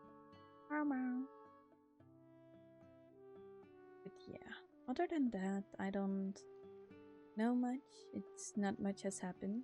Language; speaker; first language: English; non-native, fluent; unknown